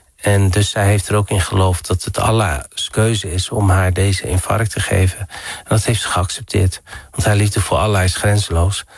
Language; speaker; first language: Dutch; early bilingual, other home language; Riffian